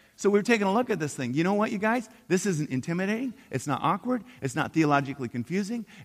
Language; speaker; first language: English; native; English